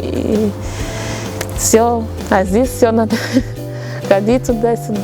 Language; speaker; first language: Russian; non-native, learner; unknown